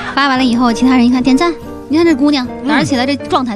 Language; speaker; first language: Chinese; native; Chinese